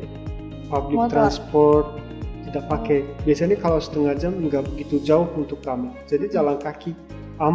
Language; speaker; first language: Indonesian; non-native, fluent; Turkmen